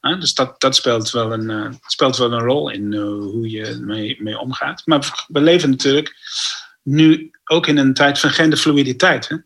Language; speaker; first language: Dutch; non-native, fluent; English